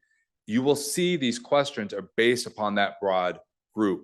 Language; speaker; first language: English; native; English